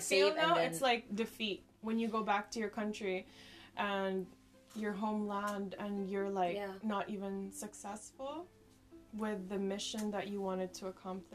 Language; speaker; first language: English; non-native, local second language; Cebuano